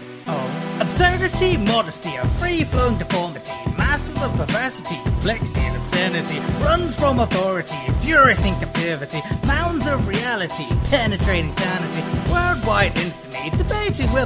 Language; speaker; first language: English; native; English